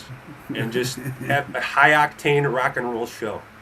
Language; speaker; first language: English; native; English